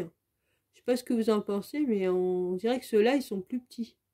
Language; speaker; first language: French; native; French